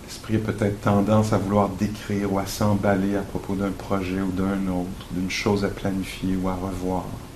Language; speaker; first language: French; native; French